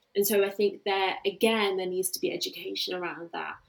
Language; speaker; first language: English; native; English